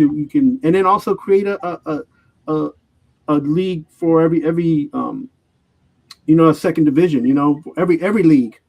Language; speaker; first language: English; native; English